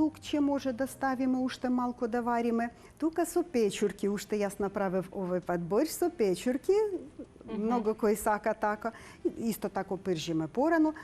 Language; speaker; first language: Macedonian; non-native, learner; Ukrainian